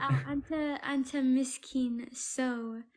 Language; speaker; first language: Amharic; non-native, learner; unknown